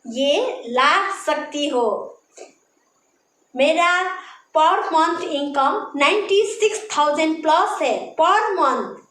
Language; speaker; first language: Hindi; non-native, local second language; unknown